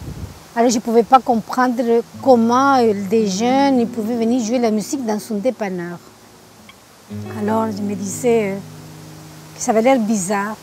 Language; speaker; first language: French; native; French